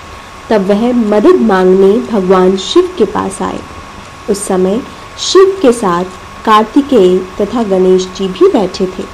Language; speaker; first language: Hindi; native; Hindi